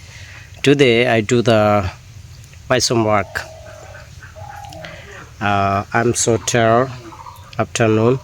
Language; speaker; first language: English; non-native, learner; Bangla